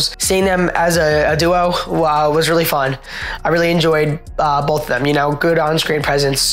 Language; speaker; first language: English; native; English